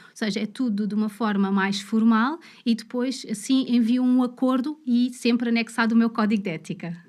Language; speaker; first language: Portuguese; native; Portuguese